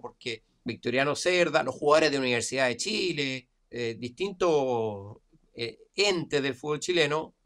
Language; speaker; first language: Spanish; native; Spanish